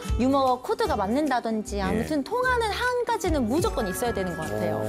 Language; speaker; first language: Korean; native; Korean